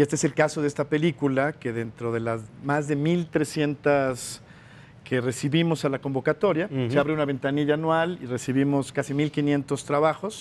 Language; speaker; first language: Spanish; native; Spanish